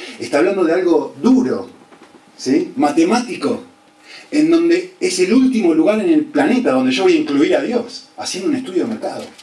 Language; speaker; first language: Spanish; native; Spanish